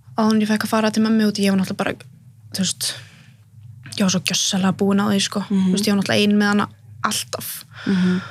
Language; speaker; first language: Icelandic; native; Icelandic